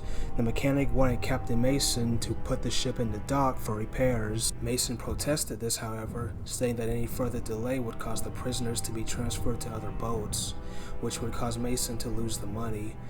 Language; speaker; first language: English; native; English